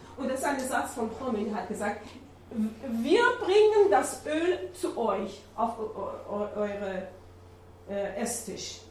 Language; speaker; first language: German; non-native, learner; Persian